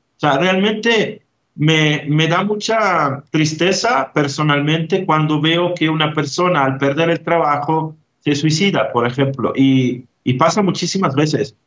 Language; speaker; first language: Spanish; non-native, fluent; Italian